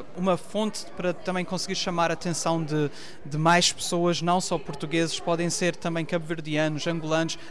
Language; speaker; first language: Portuguese; early bilingual, heritage; Portuguese